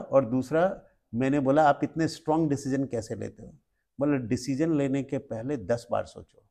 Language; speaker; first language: Hindi; non-native, local second language; Marathi